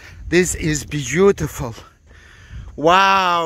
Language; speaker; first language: English; non-native, fluent; Turkish